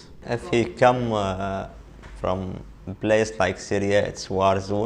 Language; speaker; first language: English; non-native, learner; Arabic